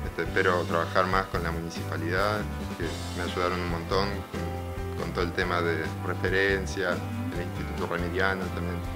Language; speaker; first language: Spanish; early bilingual, other home language; Russian